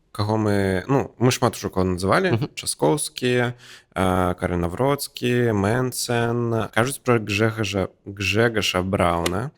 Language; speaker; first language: Belarusian; non-native, local second language; Russian